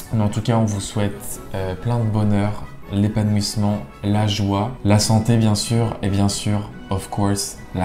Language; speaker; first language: French; native; French